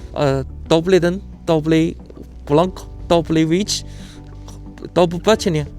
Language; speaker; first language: Ukrainian; non-native, learner; Chinese